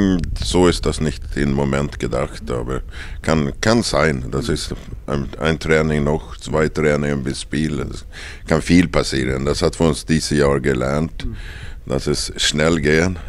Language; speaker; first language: German; non-native, fluent; Swedish